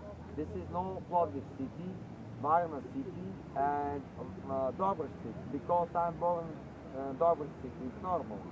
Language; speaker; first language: English; non-native, learner; Bulgarian